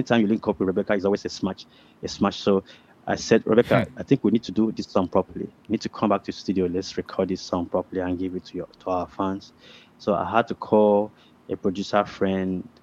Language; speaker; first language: English; non-native, local second language; Ibibio